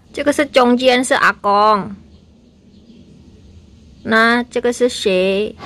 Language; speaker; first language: Chinese; non-native, learner; Indonesian